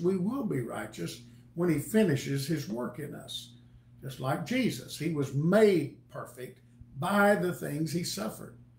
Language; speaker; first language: English; native; English